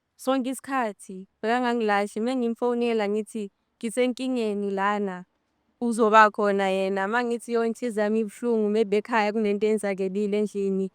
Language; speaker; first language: Zulu; non-native, local second language; Northern Sotho